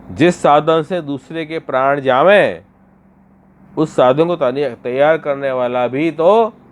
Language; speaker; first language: Hindi; non-native, local second language; Gujarati